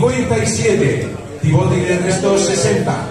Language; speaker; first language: Spanish; native; Spanish